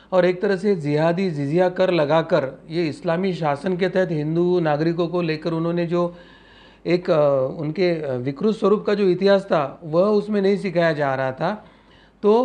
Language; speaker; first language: Hindi; non-native, local second language; Marathi